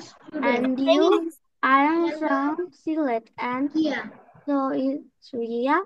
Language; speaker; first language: English; non-native, learner; Bangla